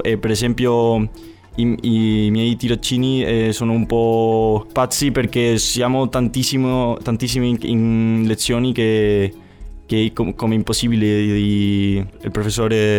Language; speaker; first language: Italian; non-native, learner; Spanish